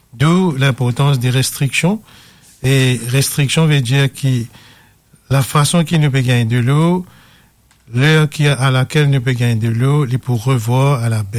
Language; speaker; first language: French; non-native, local second language; Morisyen